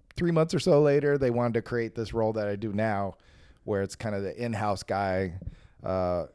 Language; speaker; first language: English; native; English